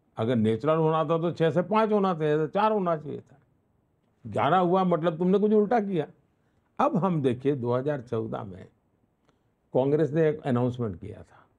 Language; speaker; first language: Hindi; non-native, local second language; Gujarati